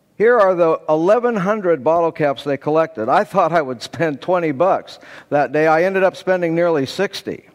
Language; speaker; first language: English; native; English